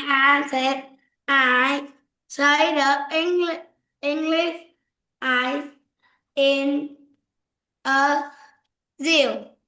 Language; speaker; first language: English; non-native, learner; Vietnamese